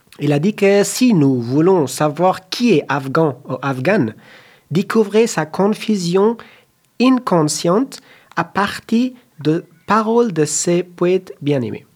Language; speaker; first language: French; non-native, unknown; Persian